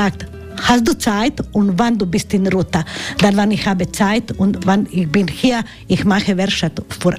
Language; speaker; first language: German; non-native, learner; Croatian